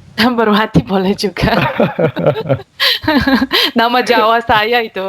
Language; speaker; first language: Indonesian; non-native, fluent; Bulgarian